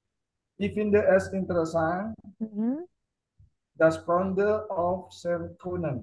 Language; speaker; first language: German; non-native, learner; Indonesian